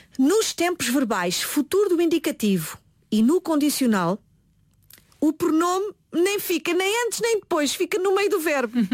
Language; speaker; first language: Portuguese; native; Portuguese